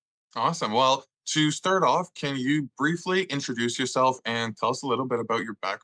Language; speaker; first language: English; native; English